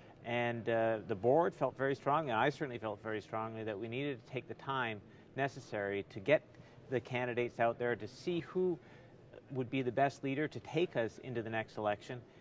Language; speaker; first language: English; native; English